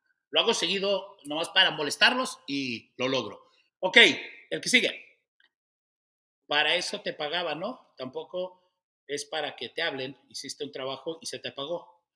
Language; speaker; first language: Spanish; early bilingual, heritage; Spanish